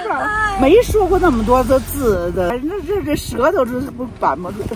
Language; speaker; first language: Chinese; native; Chinese